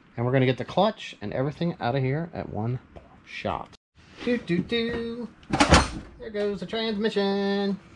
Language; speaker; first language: English; native; English